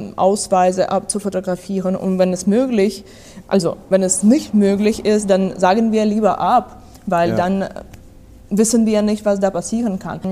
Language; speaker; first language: German; non-native, fluent; Ukrainian